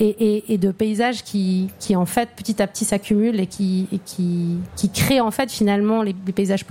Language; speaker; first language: French; native; French